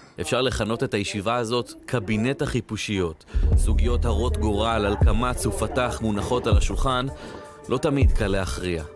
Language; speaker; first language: Hebrew; native; Hebrew